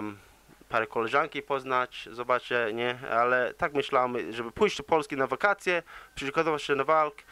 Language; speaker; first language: Polish; early bilingual, heritage; English